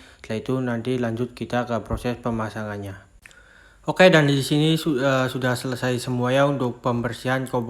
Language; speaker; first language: Indonesian; native; Indonesian